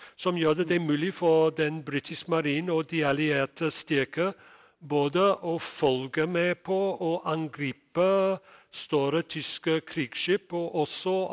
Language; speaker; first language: Norwegian; non-native, fluent; English